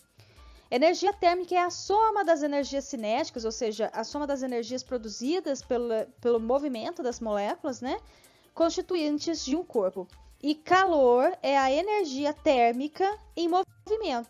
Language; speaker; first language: Portuguese; native; Portuguese